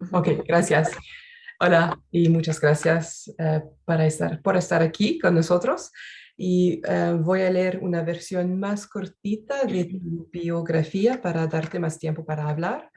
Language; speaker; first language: Spanish; non-native, fluent; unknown